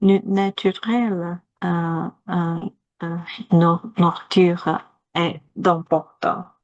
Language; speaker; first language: French; non-native, learner; Chinese